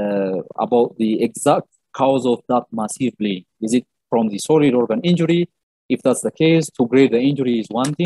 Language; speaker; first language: English; non-native, local second language; Amharic